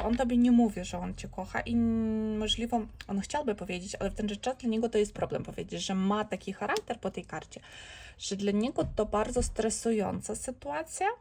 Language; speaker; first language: Polish; non-native, learner; Ukrainian